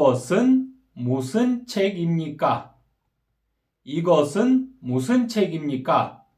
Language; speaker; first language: Korean; non-native, fluent; Kyrgyz